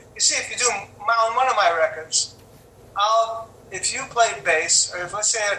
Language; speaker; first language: English; native; English